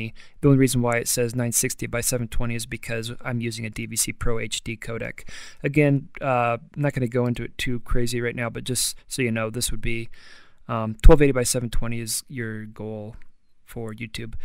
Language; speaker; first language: English; native; English